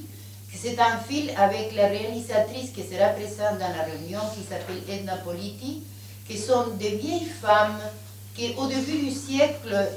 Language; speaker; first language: French; non-native, fluent; Spanish